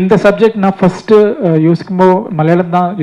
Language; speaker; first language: Tamil; non-native, learner; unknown